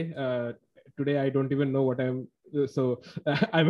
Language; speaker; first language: English; non-native, local second language; Assamese